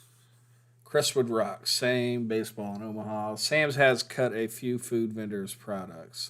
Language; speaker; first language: English; native; English